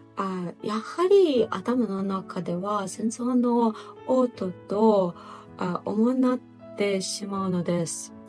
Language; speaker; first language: Japanese; non-native, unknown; Ukrainian